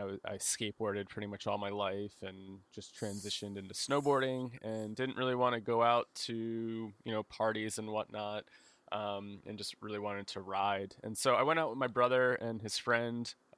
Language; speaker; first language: English; native; English